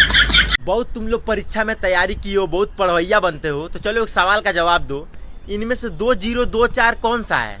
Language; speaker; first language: Hindi; native; Hindi